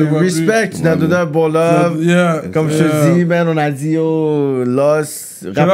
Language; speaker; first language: French; native; French